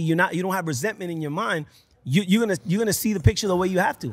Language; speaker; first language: English; early bilingual, other home language; Spanish